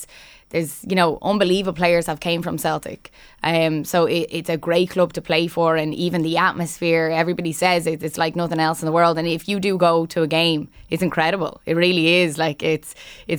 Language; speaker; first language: English; native; English